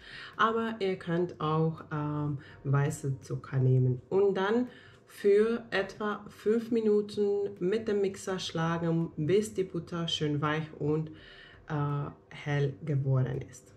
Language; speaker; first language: German; non-native, fluent; Finnish